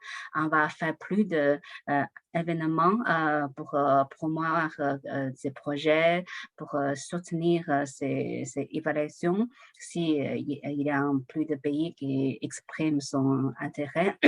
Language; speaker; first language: French; non-native, learner; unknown